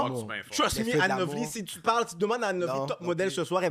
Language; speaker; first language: French; native; French